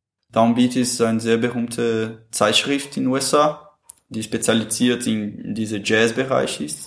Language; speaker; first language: German; non-native, fluent; Portuguese